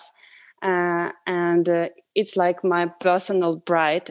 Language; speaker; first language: English; non-native, fluent; Ukrainian